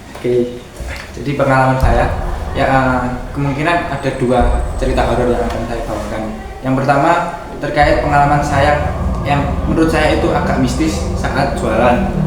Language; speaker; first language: Indonesian; native; Indonesian